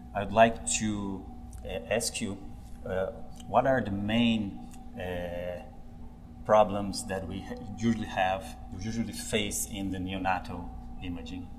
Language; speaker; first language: English; non-native, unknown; Portuguese